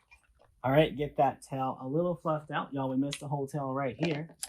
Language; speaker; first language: English; native; English